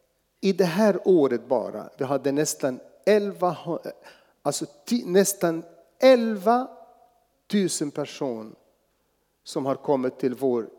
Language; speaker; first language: Swedish; non-native, fluent; Arabic